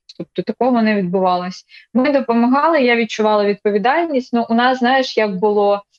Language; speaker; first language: Ukrainian; non-native, local second language; Russian